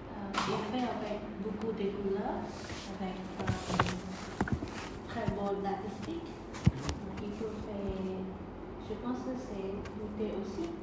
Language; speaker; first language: French; non-native, learner; Khmer